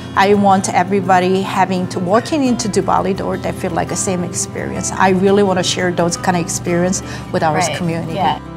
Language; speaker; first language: English; non-native, learner; Korean